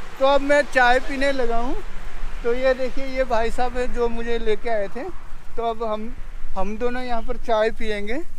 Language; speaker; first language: Hindi; native; Hindi